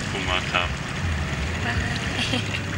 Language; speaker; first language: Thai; non-native, learner; English